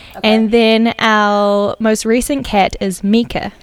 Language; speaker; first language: English; native; English